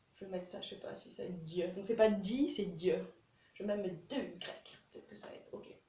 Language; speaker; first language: French; native; French